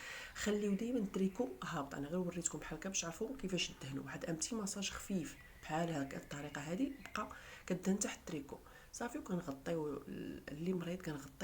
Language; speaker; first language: Arabic; native; Arabic